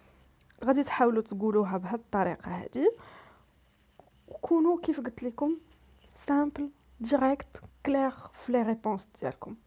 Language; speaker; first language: Arabic; native; Arabic